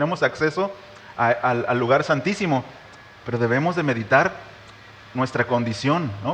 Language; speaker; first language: Spanish; native; Spanish